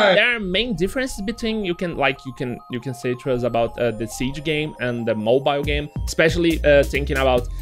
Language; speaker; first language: English; non-native, learner; Portuguese